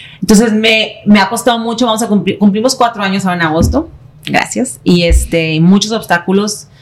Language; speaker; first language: Spanish; native; Spanish